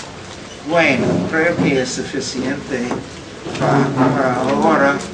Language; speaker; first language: Spanish; non-native, fluent; English